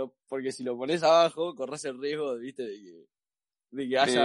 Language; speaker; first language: Spanish; native; Spanish